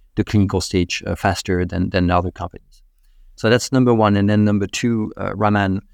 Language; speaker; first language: English; non-native, fluent; French